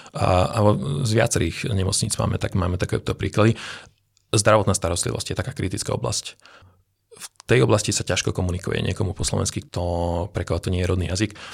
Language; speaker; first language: Slovak; non-native, local second language; Hungarian